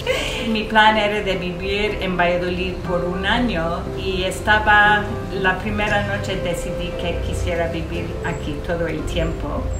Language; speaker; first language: Spanish; early bilingual, heritage; English